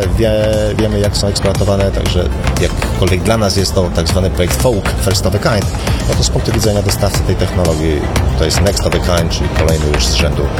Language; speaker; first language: Polish; native; Polish